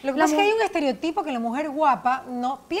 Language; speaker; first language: Spanish; native; Spanish